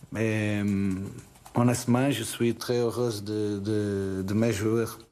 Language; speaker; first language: French; non-native, learner; Portuguese